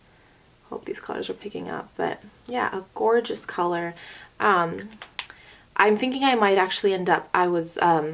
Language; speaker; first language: English; native; English